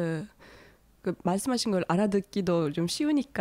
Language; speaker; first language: Korean; non-native, fluent; Turkish